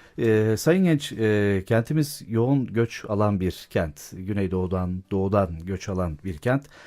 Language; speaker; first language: Turkish; native; Turkish